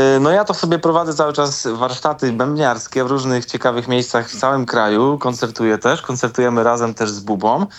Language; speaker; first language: Polish; native; Polish